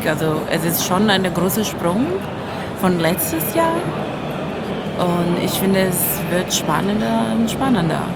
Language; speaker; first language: German; non-native, fluent; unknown